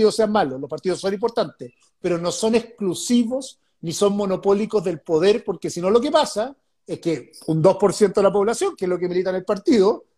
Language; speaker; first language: Spanish; native; Spanish